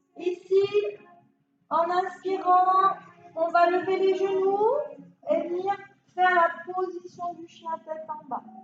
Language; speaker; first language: French; native; French